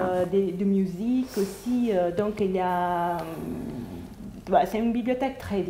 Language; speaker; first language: French; non-native, fluent; Italian